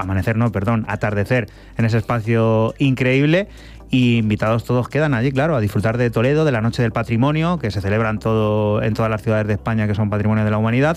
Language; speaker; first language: Spanish; native; Spanish